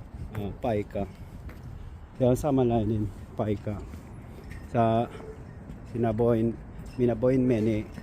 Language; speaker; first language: Finnish; non-native, learner; Filipino